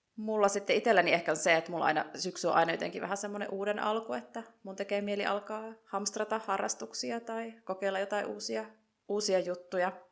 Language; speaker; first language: Finnish; native; Finnish